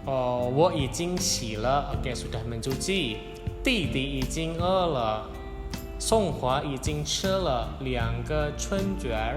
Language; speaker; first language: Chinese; non-native, fluent; Indonesian